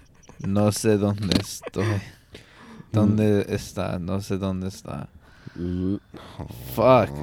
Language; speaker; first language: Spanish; non-native, learner; English